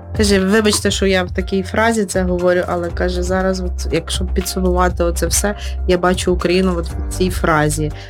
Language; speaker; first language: Ukrainian; native; Ukrainian